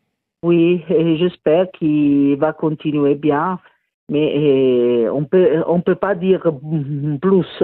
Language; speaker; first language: French; non-native, fluent; Italian